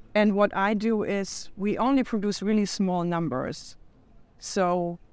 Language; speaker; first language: English; non-native, fluent; German